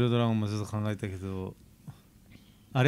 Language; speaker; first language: Japanese; native; Japanese